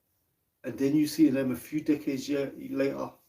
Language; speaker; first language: English; native; English